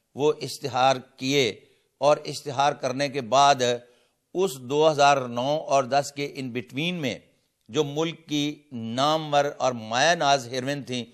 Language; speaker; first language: Urdu; non-native, local second language; Punjabi